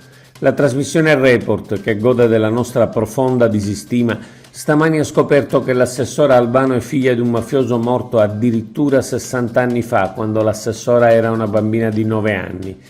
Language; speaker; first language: Italian; native; Italian